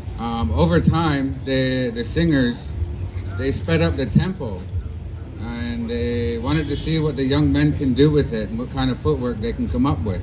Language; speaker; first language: English; native; English